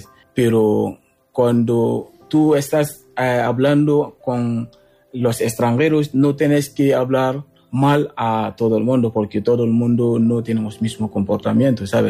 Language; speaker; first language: Spanish; non-native, learner; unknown